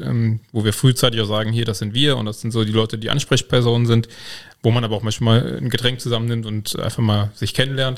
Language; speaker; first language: German; native; German